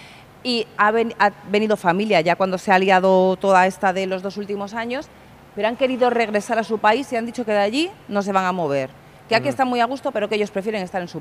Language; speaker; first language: Spanish; native; Spanish